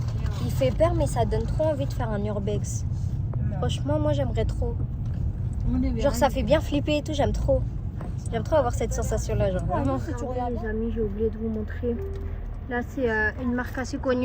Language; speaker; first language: French; native; French